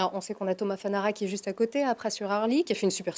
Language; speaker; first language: French; native; French